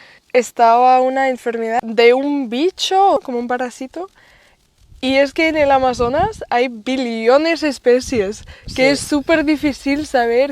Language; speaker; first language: Spanish; non-native, fluent; German